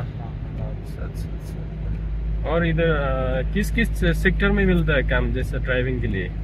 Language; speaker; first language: Hindi; non-native, learner; Nepali